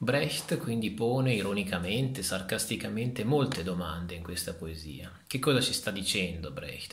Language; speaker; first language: Italian; native; Italian